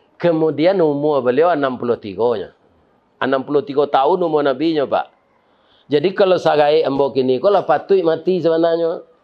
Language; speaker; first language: Malay; non-native, local second language; Minangkabau